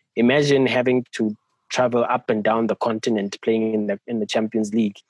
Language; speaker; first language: English; non-native, local second language; Southern Sotho